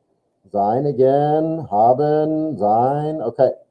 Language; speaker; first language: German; non-native, fluent; English